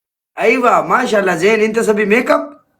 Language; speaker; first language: Arabic; non-native, learner; Urdu